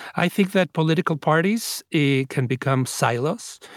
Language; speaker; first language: English; non-native, fluent; Spanish